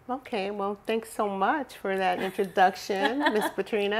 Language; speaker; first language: English; native; English